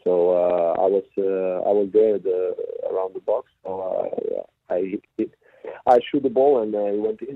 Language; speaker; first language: English; non-native, fluent; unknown